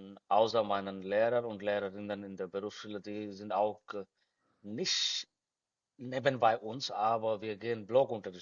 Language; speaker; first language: German; non-native, learner; Telugu